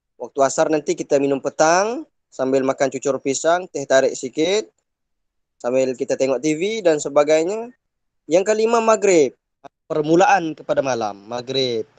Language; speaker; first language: Malay; non-native, local second language; Iban